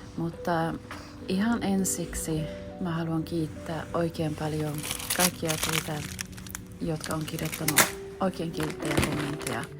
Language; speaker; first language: Finnish; early bilingual, heritage; Finnish